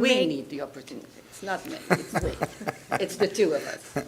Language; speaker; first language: English; non-native, fluent; Portuguese